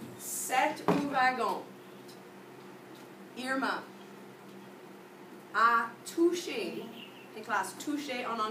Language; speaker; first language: French; non-native, fluent; English